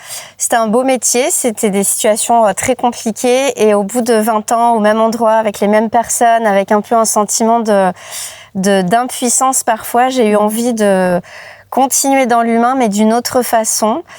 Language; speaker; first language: French; native; French